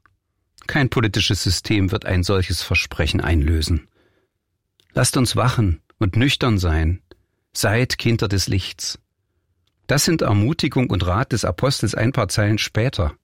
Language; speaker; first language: German; native; German